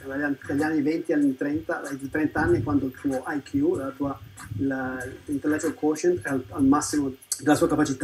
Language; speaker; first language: Italian; native; Italian